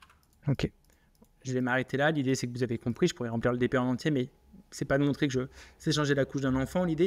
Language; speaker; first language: French; native; French